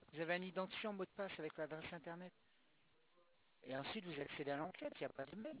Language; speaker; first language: French; native; French